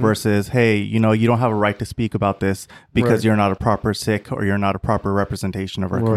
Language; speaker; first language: English; native; English